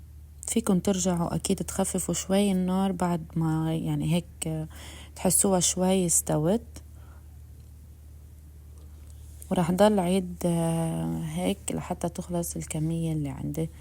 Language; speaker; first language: Arabic; native; Arabic